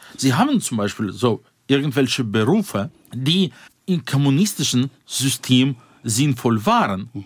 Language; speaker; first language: German; non-native, fluent; Russian